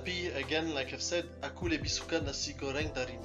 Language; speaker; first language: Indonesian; non-native, learner; French